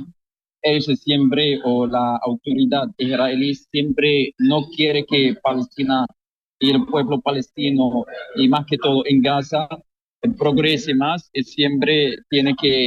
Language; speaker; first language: Spanish; non-native, fluent; Arabic